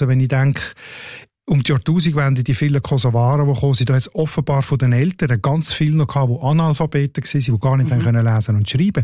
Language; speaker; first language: German; native; German